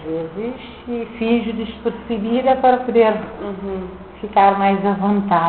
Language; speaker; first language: Portuguese; non-native, local second language; Kabuverdianu